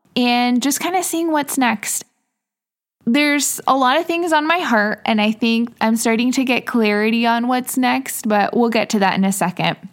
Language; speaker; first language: English; native; English